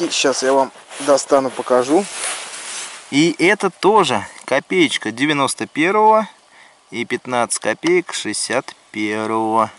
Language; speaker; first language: Russian; native; Russian